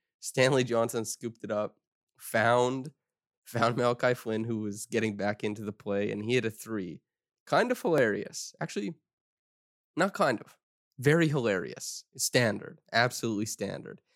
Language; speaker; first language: English; native; English